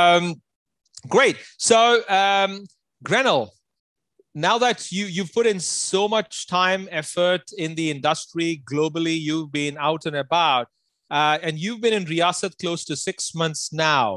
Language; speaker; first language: English; non-native, local second language; Punjabi